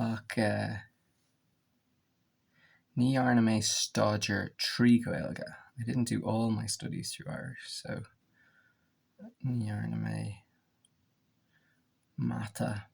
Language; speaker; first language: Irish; non-native, local second language; English